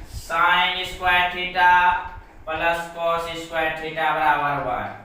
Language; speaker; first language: Hindi; native; Hindi